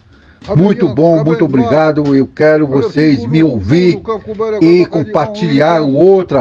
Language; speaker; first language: Portuguese; non-native, local second language; Kayapó